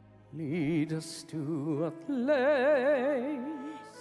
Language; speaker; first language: English; native; English